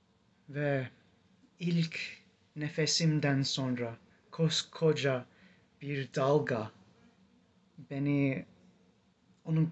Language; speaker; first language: Turkish; non-native, fluent; English